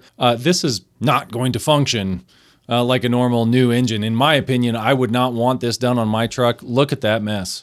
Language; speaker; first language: English; native; English